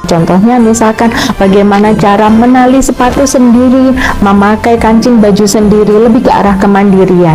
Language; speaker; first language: Indonesian; native; Indonesian